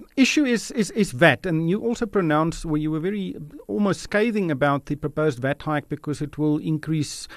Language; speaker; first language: English; non-native, local second language; Afrikaans